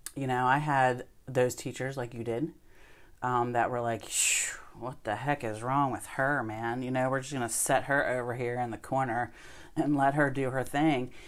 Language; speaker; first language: English; native; English